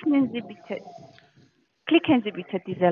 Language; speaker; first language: German; non-native, learner; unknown